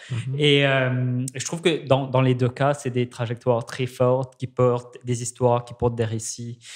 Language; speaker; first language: French; native; French